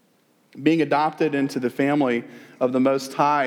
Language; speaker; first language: English; native; English